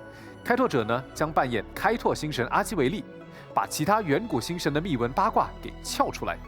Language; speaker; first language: Chinese; native; Chinese